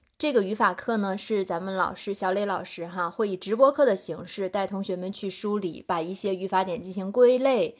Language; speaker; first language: Chinese; native; Chinese